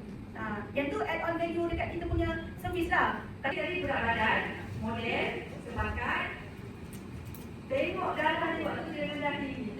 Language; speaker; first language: Malay; native; Malay